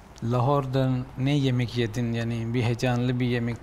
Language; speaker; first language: Turkish; non-native, learner; Urdu